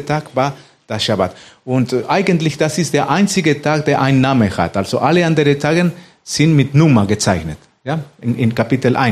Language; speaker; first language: German; non-native, fluent; Spanish